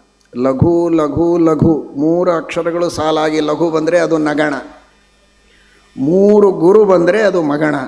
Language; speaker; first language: Kannada; native; Kannada